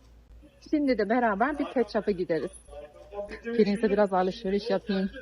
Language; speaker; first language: Turkish; non-native, fluent; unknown